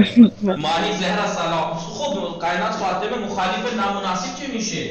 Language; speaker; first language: Persian; non-native, fluent; Urdu